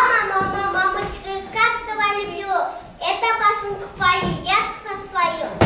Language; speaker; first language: Russian; non-native, learner; Kyrgyz